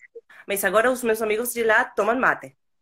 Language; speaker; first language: Portuguese; non-native, fluent; Spanish